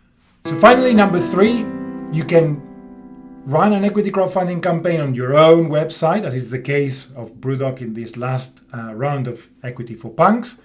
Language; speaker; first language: English; non-native, fluent; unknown